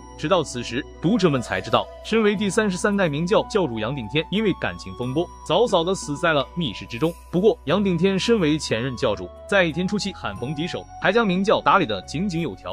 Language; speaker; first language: Chinese; native; Chinese